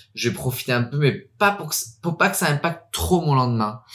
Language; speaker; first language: French; early bilingual, heritage; French